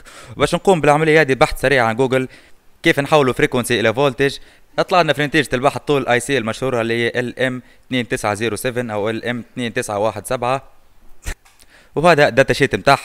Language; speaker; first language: Arabic; native; Arabic